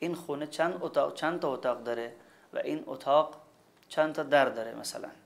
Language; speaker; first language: Persian; non-native, fluent; Urdu